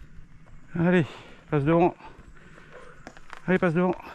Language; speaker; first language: French; native; French